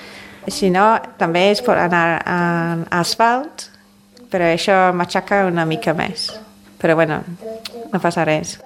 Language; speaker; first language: Catalan; non-native, fluent; English